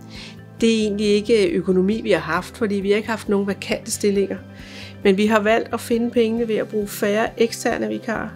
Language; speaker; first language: Danish; native; Danish